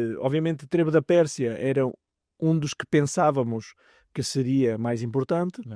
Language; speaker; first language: Portuguese; native; Portuguese